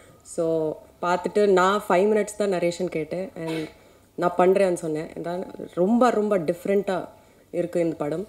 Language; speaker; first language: Tamil; non-native, learner; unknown